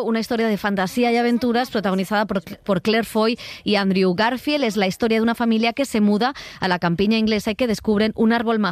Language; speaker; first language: Spanish; native; Spanish